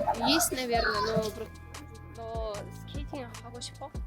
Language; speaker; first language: Korean; non-native, learner; Russian